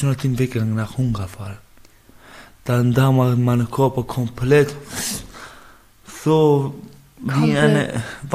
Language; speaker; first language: German; non-native, learner; Persian